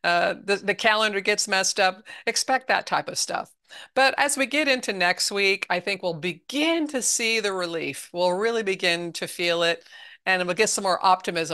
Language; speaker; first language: English; native; English